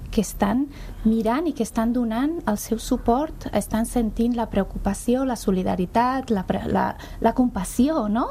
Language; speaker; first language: Catalan; non-native, fluent; Persian